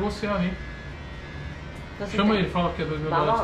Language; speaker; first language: Portuguese; native; Portuguese